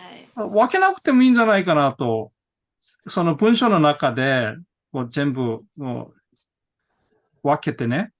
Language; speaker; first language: Japanese; non-native, fluent; Korean